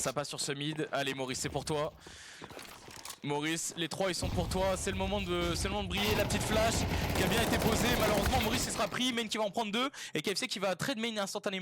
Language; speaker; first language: French; native; French